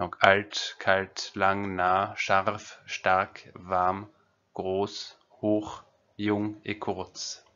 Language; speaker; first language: German; non-native, fluent; French